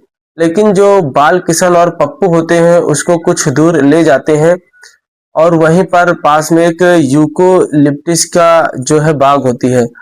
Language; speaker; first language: Hindi; native; Hindi